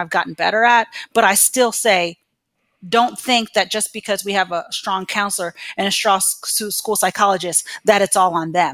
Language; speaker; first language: English; native; English